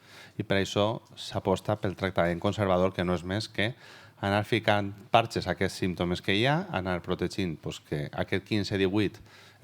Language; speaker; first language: Catalan; native; Catalan